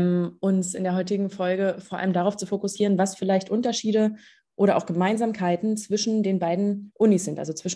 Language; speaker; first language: German; native; German